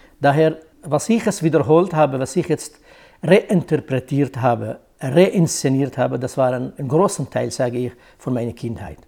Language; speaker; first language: German; non-native, fluent; Kurdish